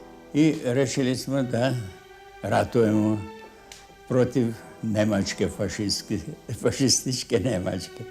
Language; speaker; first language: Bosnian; non-native, fluent; Russian